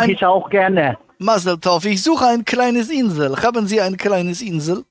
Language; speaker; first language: German; native; German